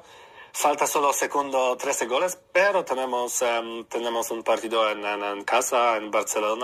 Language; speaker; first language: Spanish; non-native, learner; Polish